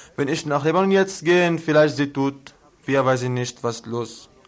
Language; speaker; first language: German; non-native, learner; Arabic